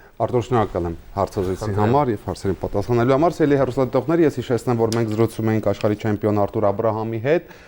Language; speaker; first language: Armenian; native; Armenian